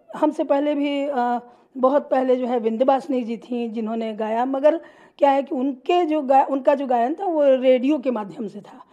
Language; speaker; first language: Hindi; native; Hindi